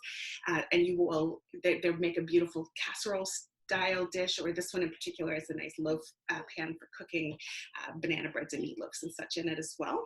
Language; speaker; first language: English; native; English